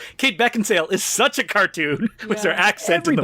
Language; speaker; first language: English; native; English